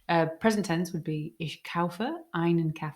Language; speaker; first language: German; non-native, learner; English